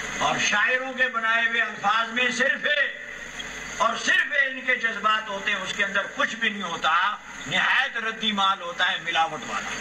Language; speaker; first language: Urdu; non-native, local second language; Pashto